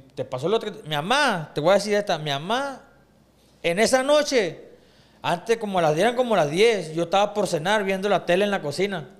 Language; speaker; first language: Spanish; native; Spanish